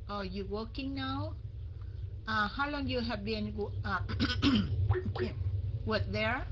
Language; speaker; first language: English; non-native, fluent; Vietnamese